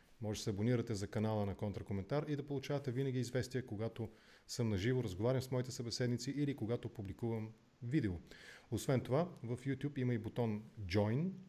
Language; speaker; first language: Bulgarian; native; Bulgarian